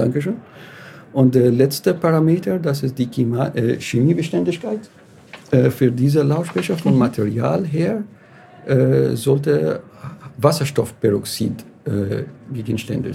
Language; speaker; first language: German; non-native, learner; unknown